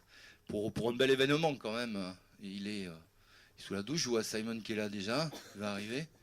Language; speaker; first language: French; native; French